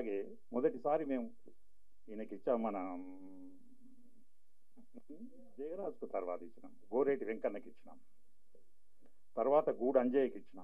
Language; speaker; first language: Telugu; native; Telugu